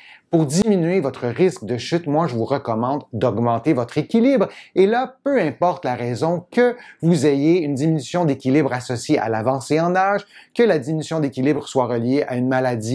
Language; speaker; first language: French; native; French